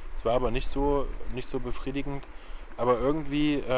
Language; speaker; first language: German; native; German